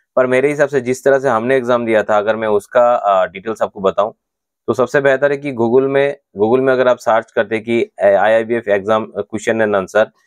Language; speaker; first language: Hindi; non-native, local second language; Bangla